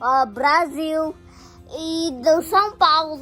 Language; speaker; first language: Portuguese; early bilingual, heritage; Portuguese